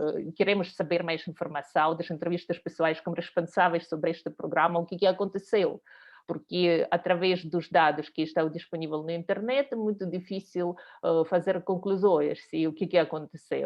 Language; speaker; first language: Portuguese; non-native, fluent; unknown